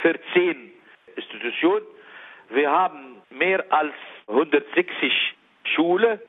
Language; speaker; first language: German; non-native, learner; Arabic